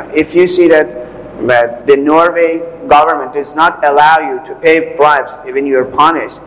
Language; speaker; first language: English; non-native, fluent; Persian